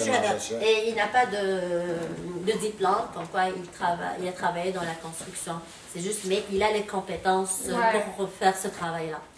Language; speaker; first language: French; non-native, local second language; Arabic